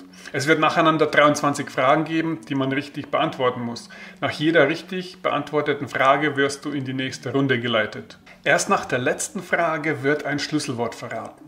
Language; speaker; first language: German; native; German